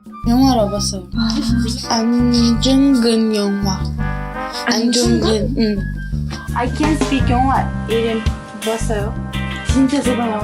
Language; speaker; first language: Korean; non-native, learner; Arabic